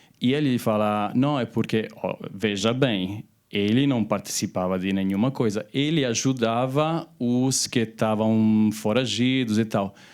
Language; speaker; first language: Portuguese; non-native, fluent; Italian